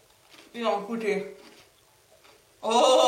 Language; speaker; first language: French; non-native, learner; Danish